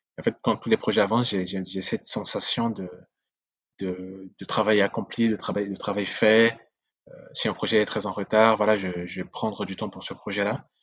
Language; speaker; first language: French; non-native, local second language; Sango